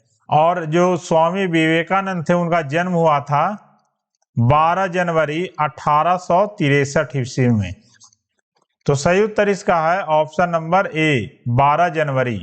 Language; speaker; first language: Hindi; native; Hindi